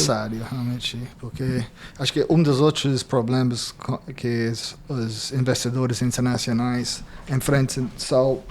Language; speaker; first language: Portuguese; non-native, fluent; English